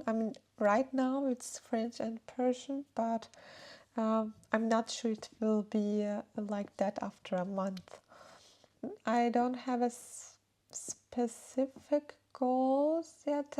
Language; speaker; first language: English; non-native, fluent; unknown